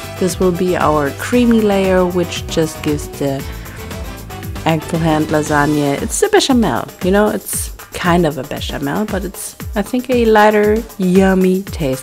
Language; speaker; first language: English; non-native, fluent; German